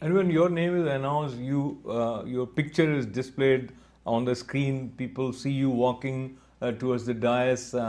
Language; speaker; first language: English; non-native, local second language; Hindi